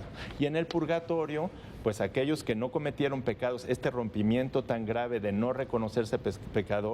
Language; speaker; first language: Spanish; native; Spanish